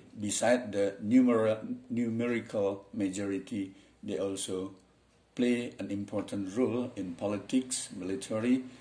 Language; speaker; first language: English; non-native, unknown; Indonesian